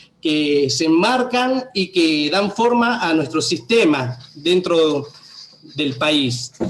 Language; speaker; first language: Spanish; native; Spanish